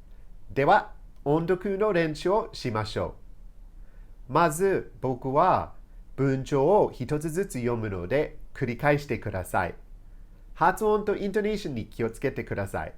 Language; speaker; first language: Japanese; non-native, fluent; English